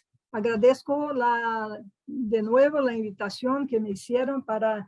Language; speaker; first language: Spanish; non-native, fluent; Portuguese